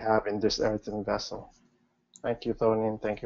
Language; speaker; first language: English; native; English